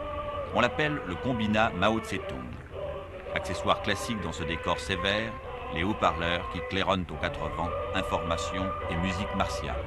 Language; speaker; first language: French; native; French